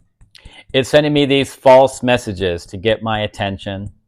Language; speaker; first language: English; native; English